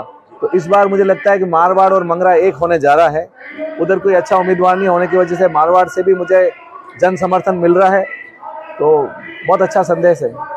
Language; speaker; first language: Hindi; non-native, local second language; Marwari